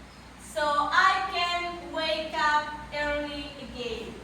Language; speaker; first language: English; non-native, learner; Indonesian